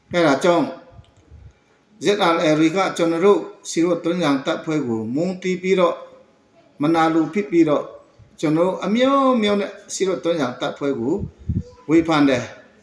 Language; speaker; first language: Burmese; non-native, local second language; Hakha Chin